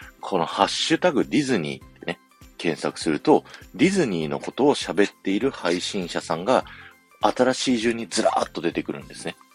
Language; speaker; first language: Japanese; native; Japanese